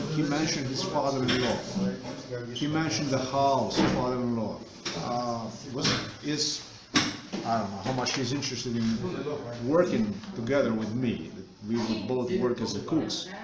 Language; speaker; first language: English; non-native, fluent; Slovenian